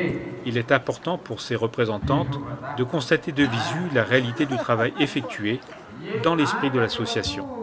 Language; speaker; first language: French; native; French